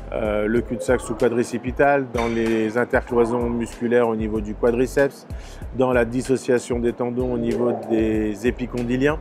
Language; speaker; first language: French; native; French